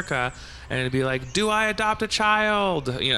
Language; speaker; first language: English; native; English